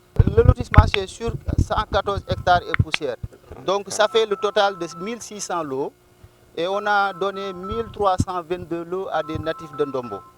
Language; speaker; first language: French; non-native, local second language; Wolof